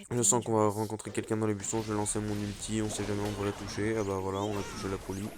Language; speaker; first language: French; native; French